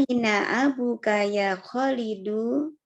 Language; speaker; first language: Arabic; non-native, learner; Indonesian